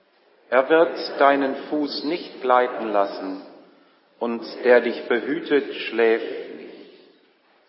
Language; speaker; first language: German; native; German